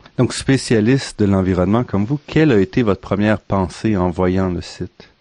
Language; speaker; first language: French; native; French